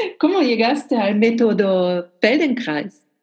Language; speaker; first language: Spanish; non-native, learner; German